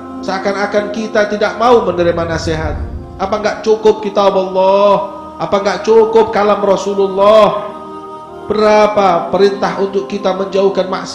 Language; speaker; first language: Indonesian; native; Indonesian